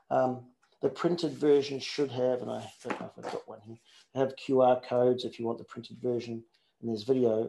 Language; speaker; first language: English; native; English